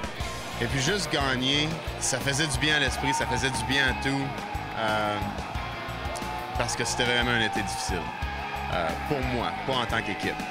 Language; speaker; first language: French; native; French